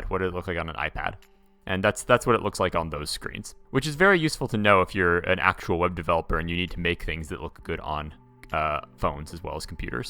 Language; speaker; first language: English; native; English